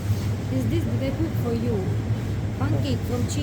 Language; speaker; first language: English; non-native, learner; Russian